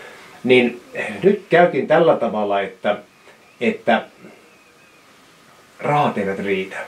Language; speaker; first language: Finnish; native; Finnish